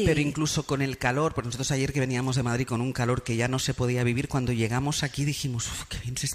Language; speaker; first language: Spanish; native; Spanish